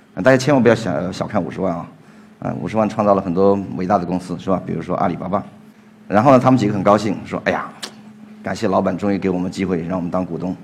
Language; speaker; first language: Chinese; native; Chinese